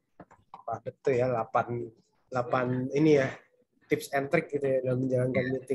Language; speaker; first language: Indonesian; native; Indonesian